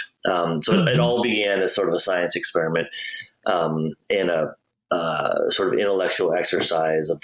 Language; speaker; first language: English; native; English